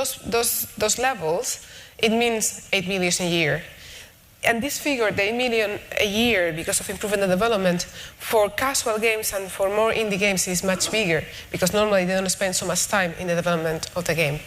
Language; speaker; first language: English; non-native, fluent; Spanish